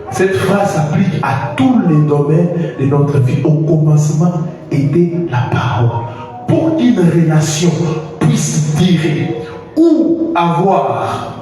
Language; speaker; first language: French; non-native, local second language; Lingala